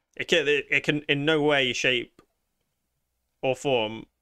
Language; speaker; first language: English; native; English